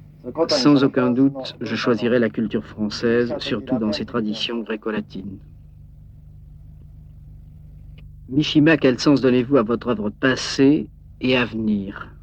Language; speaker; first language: French; native; French